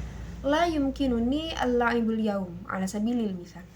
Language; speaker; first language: Arabic; non-native, learner; Indonesian